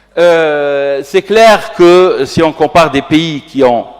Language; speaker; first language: French; non-native, local second language; Arabic